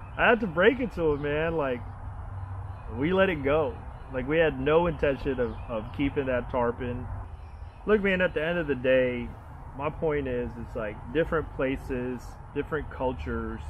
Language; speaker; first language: English; native; English